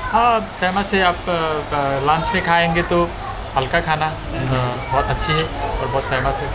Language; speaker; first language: Hindi; non-native, learner; Bangla